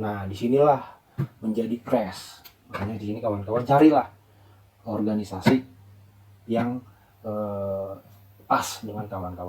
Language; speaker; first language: Indonesian; native; Indonesian